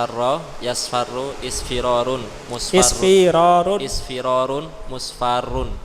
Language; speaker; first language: Arabic; non-native, learner; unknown